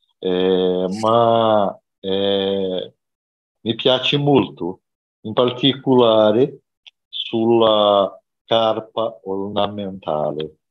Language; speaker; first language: Italian; non-native, learner; Portuguese